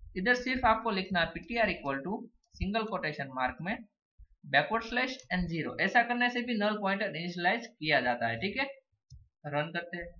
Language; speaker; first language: Hindi; non-native, local second language; Gujarati